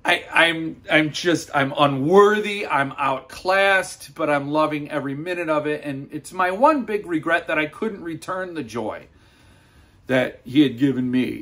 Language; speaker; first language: English; native; English